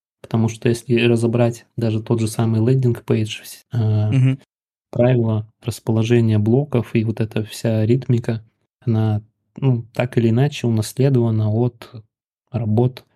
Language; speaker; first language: Russian; native; Russian